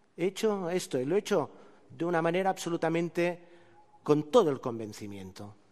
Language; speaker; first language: Spanish; non-native, local second language; Catalan